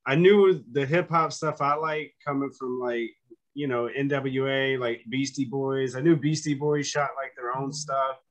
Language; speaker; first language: English; native; English